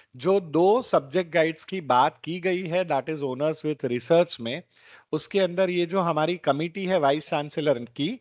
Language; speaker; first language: Hindi; non-native, local second language; Gujarati